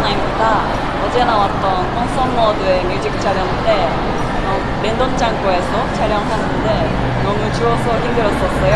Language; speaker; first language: Korean; non-native, learner; Japanese